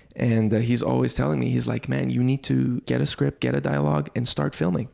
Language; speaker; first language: English; early bilingual, other home language; Arabic